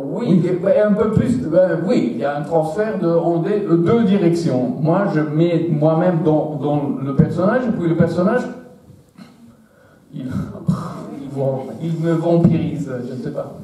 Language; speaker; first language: French; non-native, fluent; Italian